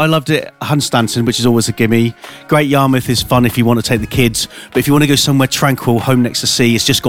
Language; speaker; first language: English; native; English